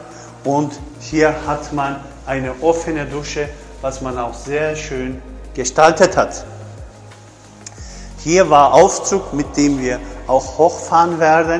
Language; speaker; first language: German; non-native, fluent; Turkish